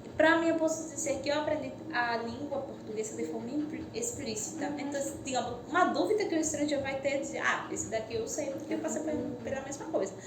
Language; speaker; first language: Portuguese; non-native, fluent; Spanish